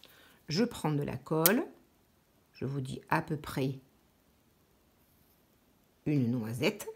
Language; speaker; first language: French; native; French